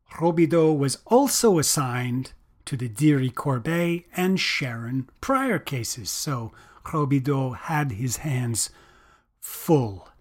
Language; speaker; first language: English; native; English